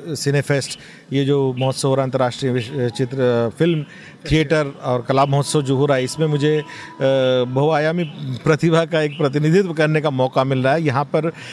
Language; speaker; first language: Hindi; non-native, local second language; Marathi